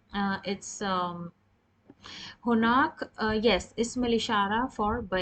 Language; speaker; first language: Arabic; non-native, fluent; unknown